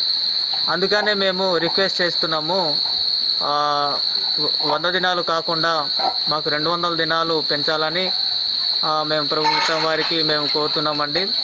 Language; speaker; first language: Telugu; native; Telugu